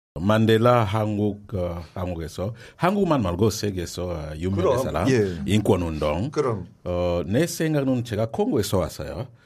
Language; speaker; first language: Korean; non-native, learner; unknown